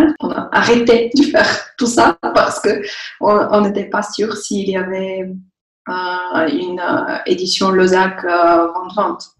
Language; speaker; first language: French; non-native, fluent; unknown